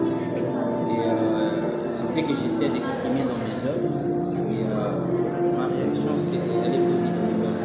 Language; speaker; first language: French; non-native, local second language; Lingala